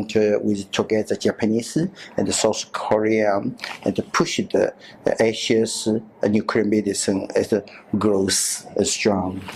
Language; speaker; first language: English; non-native, learner; Chinese